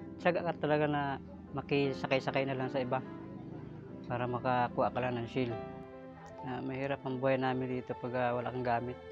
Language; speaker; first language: Filipino; non-native, local second language; Masbatenyo